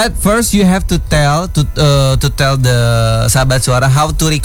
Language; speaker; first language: English; non-native, fluent; Indonesian